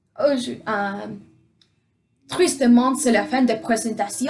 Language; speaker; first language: French; non-native, learner; English